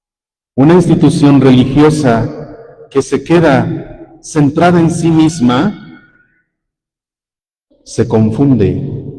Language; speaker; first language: Spanish; native; Spanish